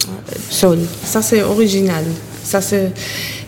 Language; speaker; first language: French; non-native, fluent; German